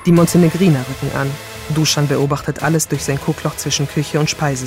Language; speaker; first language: German; native; German